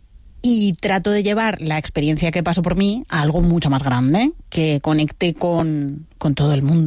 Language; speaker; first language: Spanish; native; Spanish